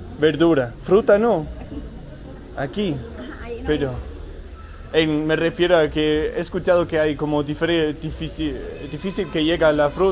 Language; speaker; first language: Spanish; non-native, learner; Danish